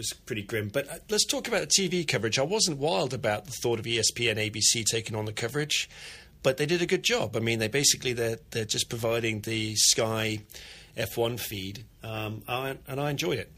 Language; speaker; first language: English; native; English